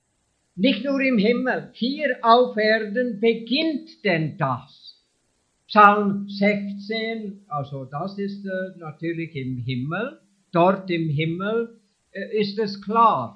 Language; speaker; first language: German; non-native, fluent; English